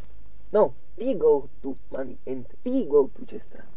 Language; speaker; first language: English; non-native, learner; Slovak